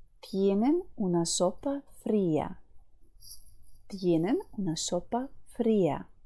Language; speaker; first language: Spanish; non-native, fluent; Ukrainian